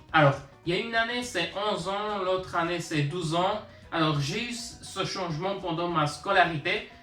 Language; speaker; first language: French; early bilingual, other home language; Armenian